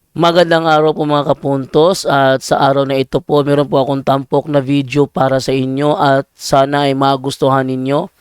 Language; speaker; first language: Filipino; non-native, local second language; Cebuano